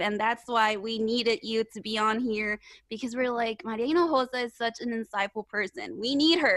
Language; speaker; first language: English; early bilingual, other home language; Spanish